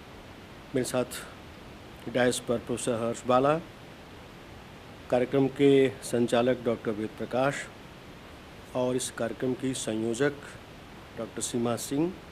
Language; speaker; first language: Hindi; native; Hindi